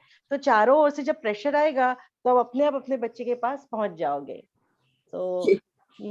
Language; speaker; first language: Hindi; native; Hindi